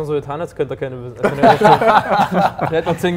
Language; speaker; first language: German; native; German